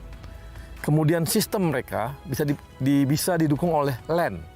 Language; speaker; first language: Indonesian; native; Indonesian